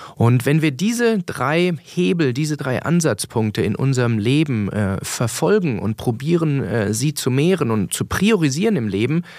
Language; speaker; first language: German; early bilingual, other home language; Danish